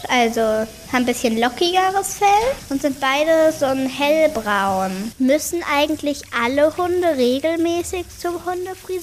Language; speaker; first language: German; native; German